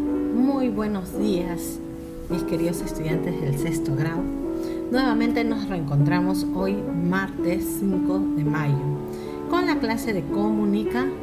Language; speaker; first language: Spanish; native; Spanish